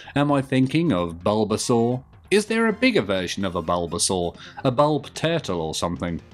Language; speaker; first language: English; native; English